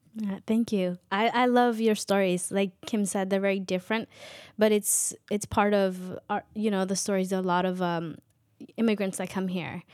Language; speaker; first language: English; non-native, fluent; Kʼicheʼ